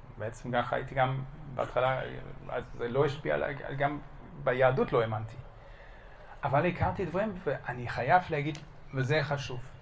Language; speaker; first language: Hebrew; non-native, fluent; German